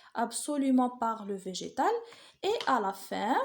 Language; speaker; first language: French; non-native, local second language; Arabic